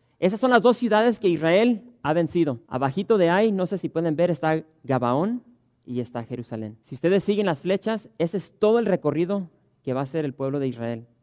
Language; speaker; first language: Spanish; early bilingual, heritage; Spanish